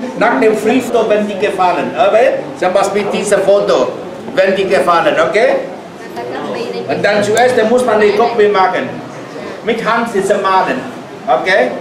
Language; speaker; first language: German; non-native, learner; Vietnamese